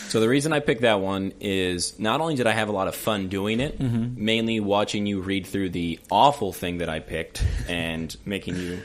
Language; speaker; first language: English; native; English